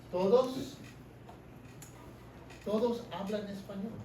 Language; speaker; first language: Spanish; non-native, fluent; English